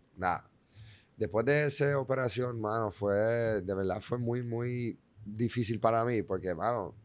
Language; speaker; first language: Spanish; non-native, fluent; Dutch